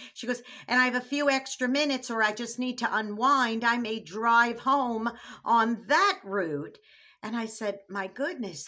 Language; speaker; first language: English; native; English